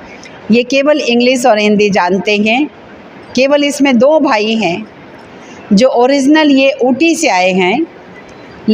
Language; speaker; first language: Hindi; native; Hindi